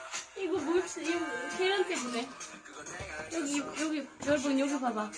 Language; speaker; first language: Korean; non-native, learner; Swedish